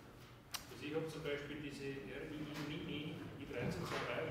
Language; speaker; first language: German; native; German